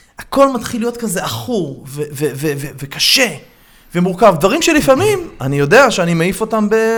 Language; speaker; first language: Hebrew; native; Hebrew